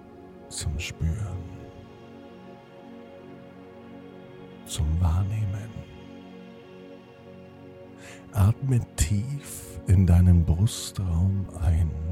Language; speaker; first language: German; native; German